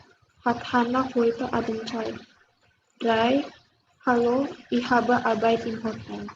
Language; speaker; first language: German; non-native, learner; Indonesian